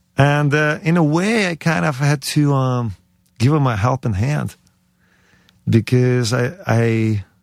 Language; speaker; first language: English; non-native, fluent; Russian